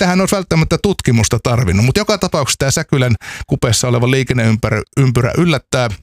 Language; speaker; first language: Finnish; native; Finnish